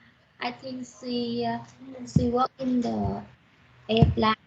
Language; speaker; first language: English; non-native, learner; Vietnamese